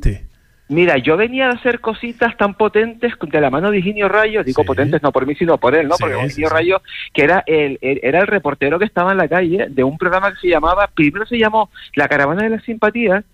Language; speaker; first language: Spanish; native; Spanish